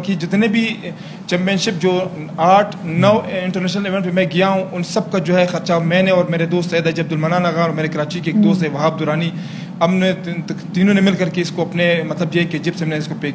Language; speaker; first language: Urdu; native; Urdu